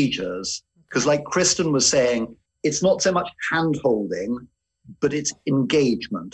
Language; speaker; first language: English; native; English